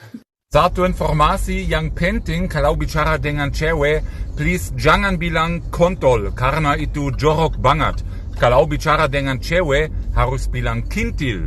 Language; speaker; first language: Indonesian; non-native, fluent; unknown